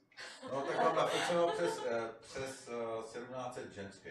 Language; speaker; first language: Czech; native; Czech